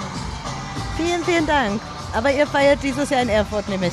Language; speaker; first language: German; native; German